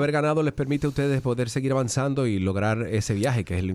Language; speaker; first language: Spanish; native; Spanish